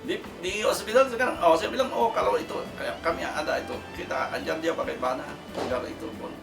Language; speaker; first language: Indonesian; non-native, fluent; Filipino